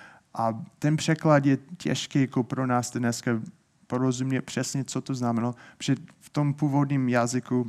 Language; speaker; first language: Czech; non-native, fluent; English